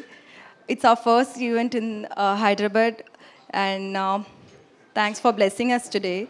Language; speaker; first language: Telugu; non-native, learner; Tamil